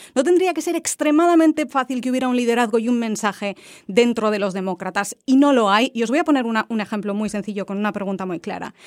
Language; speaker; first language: Spanish; native; Spanish